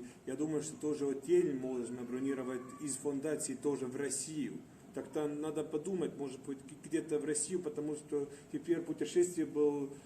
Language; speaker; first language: Russian; non-native, fluent; Estonian